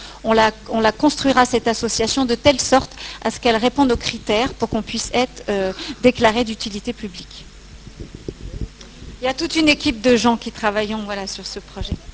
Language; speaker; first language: French; native; French